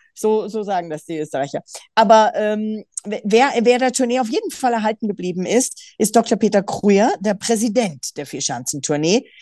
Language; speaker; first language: German; native; German